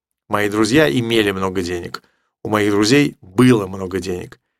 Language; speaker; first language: Russian; native; Russian